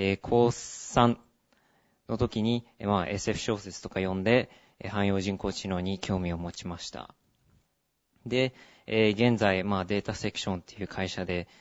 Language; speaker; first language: Japanese; early bilingual, heritage; Japanese